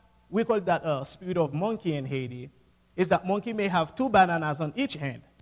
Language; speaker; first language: English; non-native, fluent; Haitian Creole